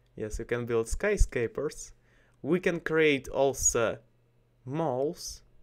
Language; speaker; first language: English; non-native, learner; Russian